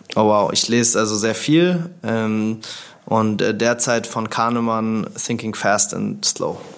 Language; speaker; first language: German; native; German